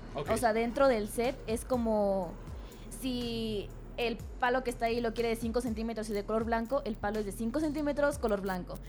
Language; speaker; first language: Spanish; native; Spanish